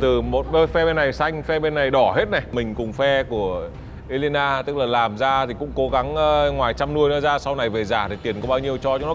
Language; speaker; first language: Vietnamese; native; Vietnamese